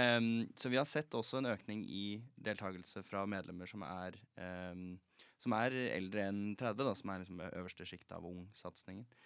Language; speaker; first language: Norwegian; native; Norwegian